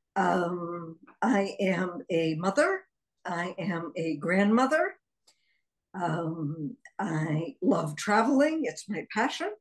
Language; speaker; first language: English; early bilingual, other home language; Hebrew